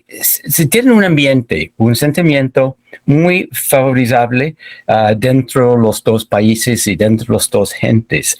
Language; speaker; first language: Spanish; non-native, fluent; English